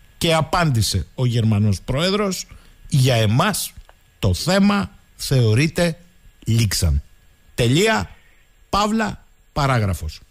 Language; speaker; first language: Greek; native; Greek